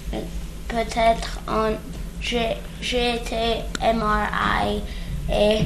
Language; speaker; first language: French; early bilingual, other home language; English